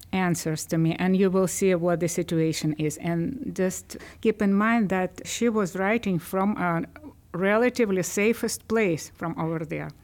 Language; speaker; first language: English; non-native, fluent; Ukrainian